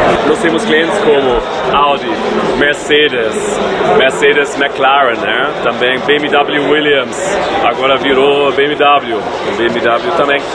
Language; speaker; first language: Portuguese; non-native, fluent; German